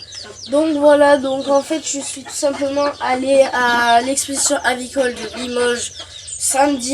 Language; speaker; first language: French; native; French